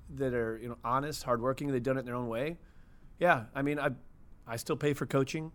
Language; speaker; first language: English; native; English